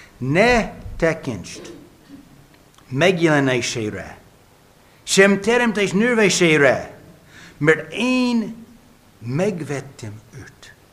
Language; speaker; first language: Hungarian; non-native, fluent; English